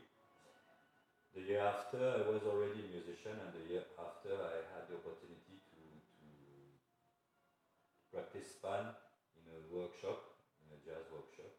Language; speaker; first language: English; non-native, fluent; Arabic